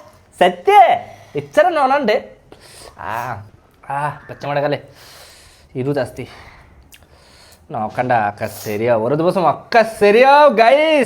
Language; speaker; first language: Malayalam; early bilingual, heritage; Malayalam